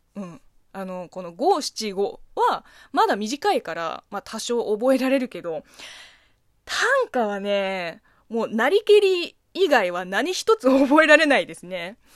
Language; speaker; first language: Japanese; non-native, fluent; Chinese